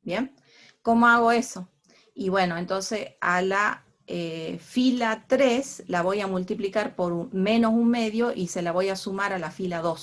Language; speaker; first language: Spanish; native; Spanish